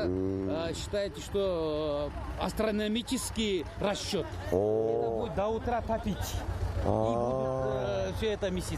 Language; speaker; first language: Russian; non-native, local second language; Kyrgyz